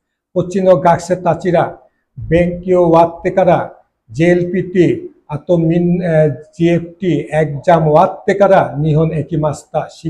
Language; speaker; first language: Japanese; non-native, learner; Bangla